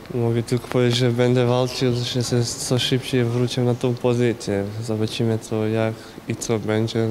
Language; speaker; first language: Polish; non-native, learner; Bosnian